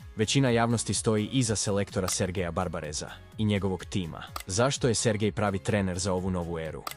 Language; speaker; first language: Croatian; native; Croatian